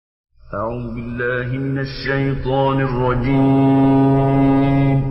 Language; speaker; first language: Arabic; native; Arabic